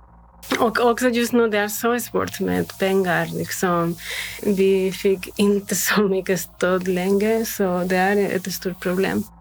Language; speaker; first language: Swedish; non-native, fluent; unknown